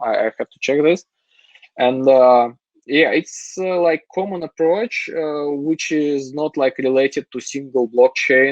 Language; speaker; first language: English; non-native, fluent; Russian